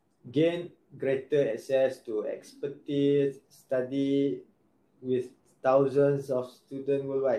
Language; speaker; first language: English; non-native, local second language; Malay